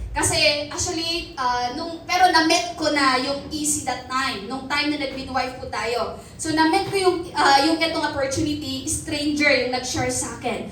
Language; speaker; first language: Filipino; non-native, local second language; Cebuano